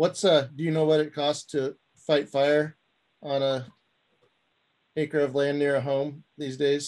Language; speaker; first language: English; native; English